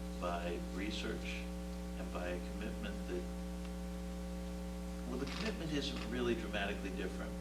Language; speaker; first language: English; native; English